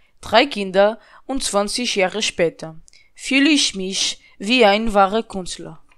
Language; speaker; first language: German; non-native, learner; Portuguese